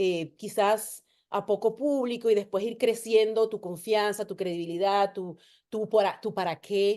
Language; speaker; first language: Spanish; native; Spanish